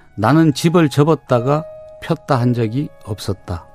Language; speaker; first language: Korean; native; Korean